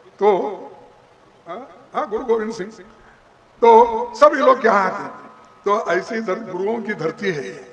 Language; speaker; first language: Hindi; non-native, local second language; Kannada